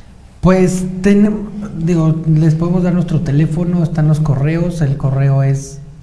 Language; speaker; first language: Spanish; native; Spanish